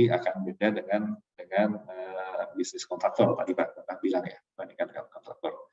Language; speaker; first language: Indonesian; native; Indonesian